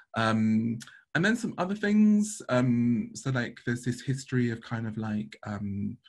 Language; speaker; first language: English; native; English